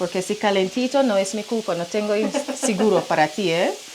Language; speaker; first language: Spanish; non-native, learner; English